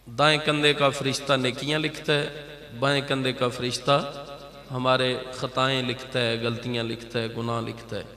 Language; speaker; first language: Urdu; non-native, local second language; Punjabi